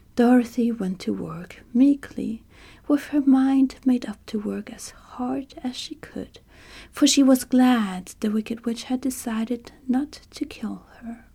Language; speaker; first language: English; non-native, fluent; German